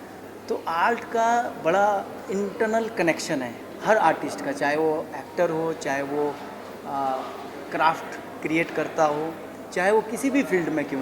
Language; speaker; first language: Hindi; native; Hindi